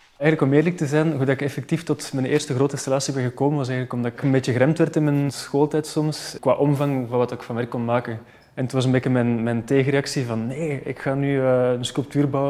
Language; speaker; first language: Dutch; native; Dutch